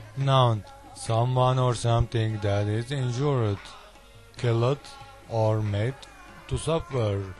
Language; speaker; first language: English; non-native, learner; Turkish